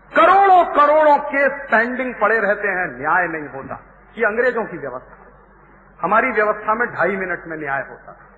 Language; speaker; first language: Hindi; native; Hindi